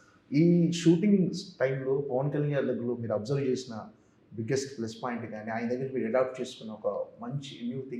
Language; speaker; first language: Telugu; native; Telugu